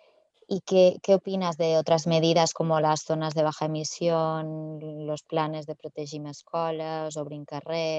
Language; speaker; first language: Spanish; native; Spanish